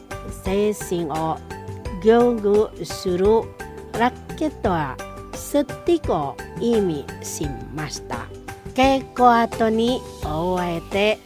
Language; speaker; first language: Japanese; non-native, fluent; Indonesian